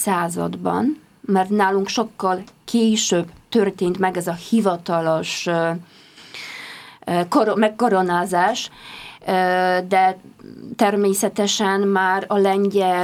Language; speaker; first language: Hungarian; non-native, fluent; Polish